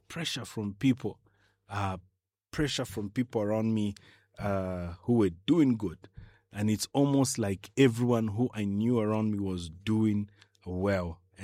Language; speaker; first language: English; non-native, local second language; Bemba